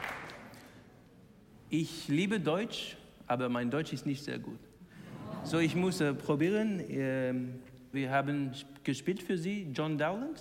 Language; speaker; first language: German; non-native, learner; English